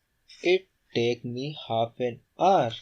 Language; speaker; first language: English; non-native, learner; Urdu